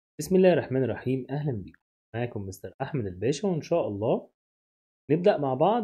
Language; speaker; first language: Arabic; native; Arabic